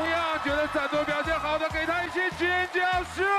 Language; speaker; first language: Chinese; native; Chinese